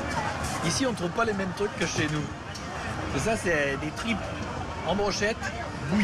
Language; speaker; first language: French; native; French